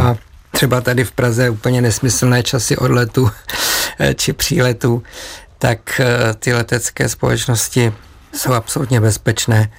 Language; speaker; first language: Czech; native; Czech